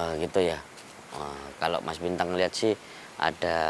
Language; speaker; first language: Indonesian; native; Indonesian